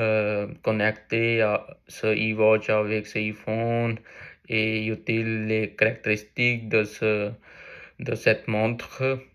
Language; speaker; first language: French; non-native, learner; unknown